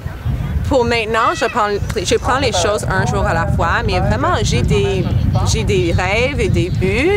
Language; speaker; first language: French; non-native, local second language; English